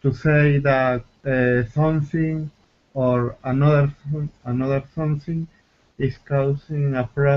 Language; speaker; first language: English; non-native, learner; Spanish